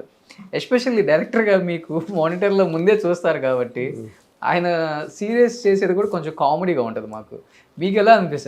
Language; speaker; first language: Telugu; native; Telugu